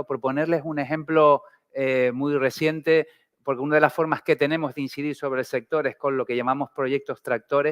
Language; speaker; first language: Spanish; native; Spanish